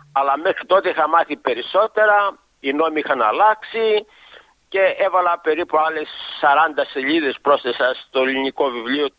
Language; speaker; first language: Greek; native; Greek